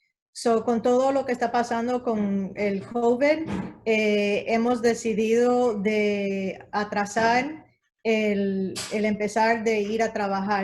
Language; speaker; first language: Spanish; early bilingual, heritage; Spanish